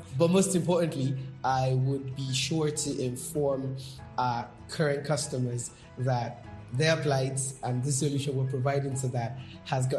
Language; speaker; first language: English; non-native, local second language; Yoruba